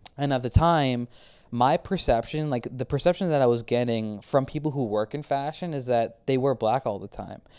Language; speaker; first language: English; early bilingual, other home language; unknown